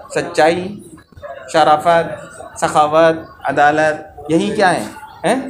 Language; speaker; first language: Urdu; native; Urdu